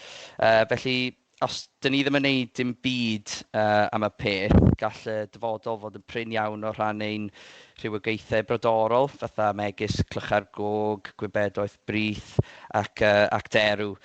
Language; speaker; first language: Welsh; native; Welsh